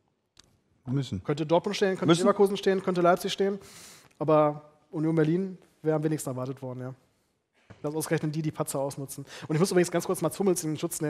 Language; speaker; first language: German; native; German